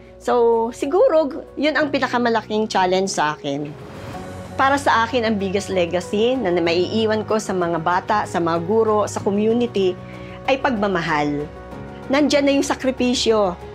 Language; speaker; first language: Filipino; native; Filipino